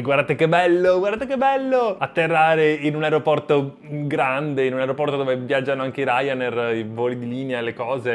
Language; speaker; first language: Italian; native; Italian